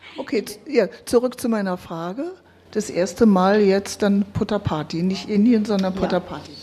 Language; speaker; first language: German; native; German